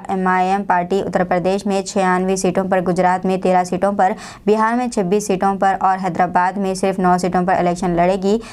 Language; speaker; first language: Hindi; non-native, local second language; Urdu